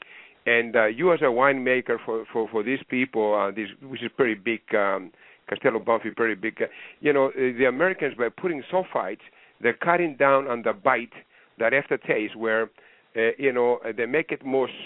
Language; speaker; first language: English; non-native, fluent; Greek